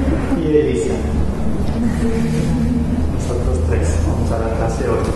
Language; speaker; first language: Spanish; non-native, fluent; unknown